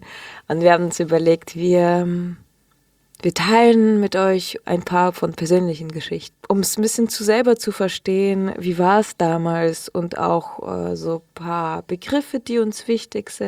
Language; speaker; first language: German; early bilingual, other home language; Russian